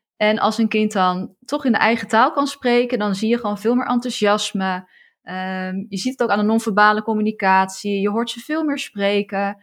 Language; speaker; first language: Dutch; native; Dutch